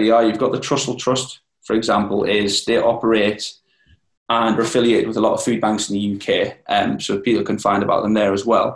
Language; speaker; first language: English; native; English